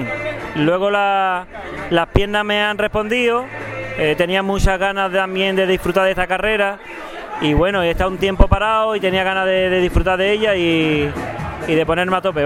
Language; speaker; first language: Spanish; native; Spanish